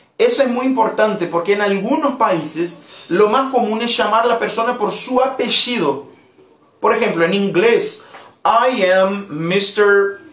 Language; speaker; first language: Spanish; non-native, fluent; Portuguese